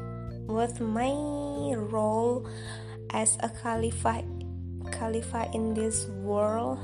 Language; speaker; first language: English; non-native, local second language; Indonesian